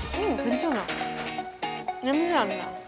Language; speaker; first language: Korean; non-native, fluent; Estonian